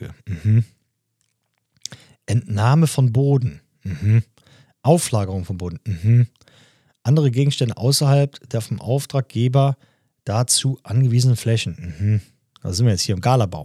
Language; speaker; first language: German; native; German